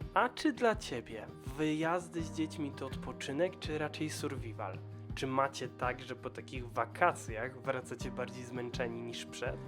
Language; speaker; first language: Polish; native; Polish